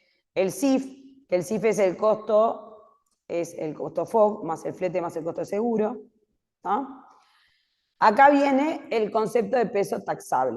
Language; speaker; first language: Spanish; native; Spanish